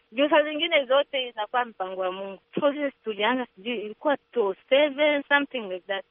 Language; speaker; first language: Swahili; non-native, local second language; Somali